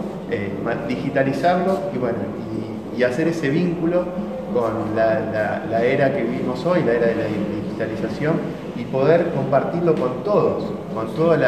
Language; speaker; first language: Spanish; native; Spanish